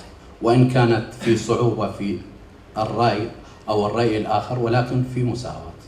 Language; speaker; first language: Arabic; native; Arabic